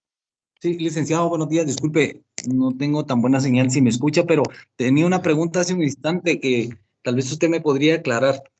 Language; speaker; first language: Spanish; native; Spanish